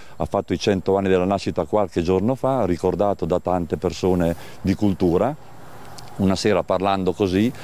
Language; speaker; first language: Italian; native; Italian